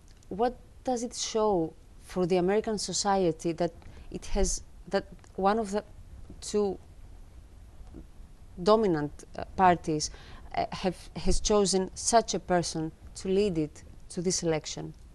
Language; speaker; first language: English; non-native, fluent; Greek